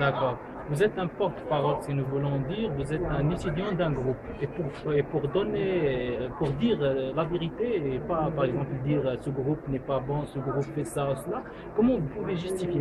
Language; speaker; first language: French; non-native, local second language; Arabic